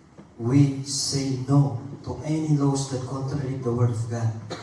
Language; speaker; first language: English; non-native, local second language; Filipino